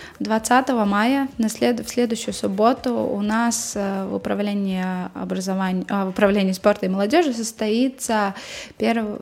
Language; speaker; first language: Russian; native; Russian